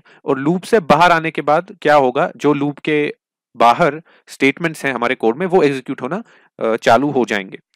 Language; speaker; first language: Hindi; non-native, local second language; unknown